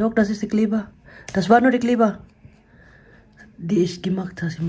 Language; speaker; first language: German; non-native, learner; Filipino